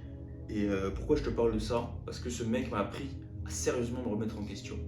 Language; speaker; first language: French; native; French